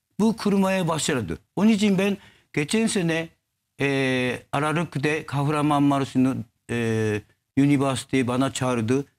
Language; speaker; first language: Turkish; non-native, learner; Japanese